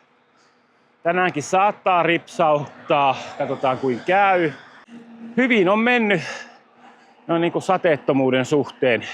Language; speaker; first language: Finnish; native; Finnish